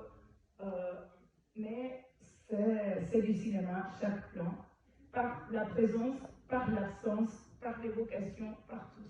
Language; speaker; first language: French; native; French